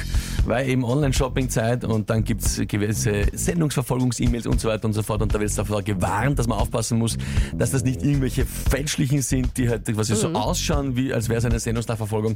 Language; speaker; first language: German; native; German